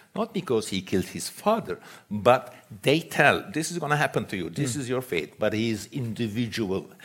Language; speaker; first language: English; non-native, fluent; Turkish